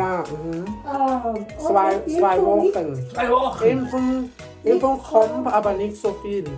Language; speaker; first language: German; non-native, learner; Thai